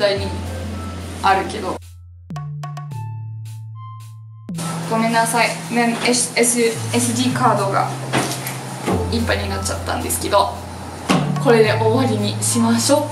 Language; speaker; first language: Japanese; non-native, fluent; English